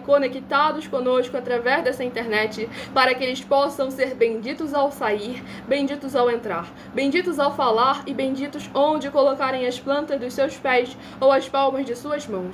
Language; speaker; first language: Portuguese; native; Portuguese